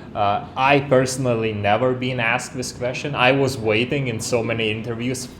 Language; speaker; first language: English; non-native, fluent; Lithuanian